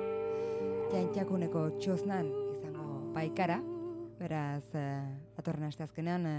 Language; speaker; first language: Basque; native; Basque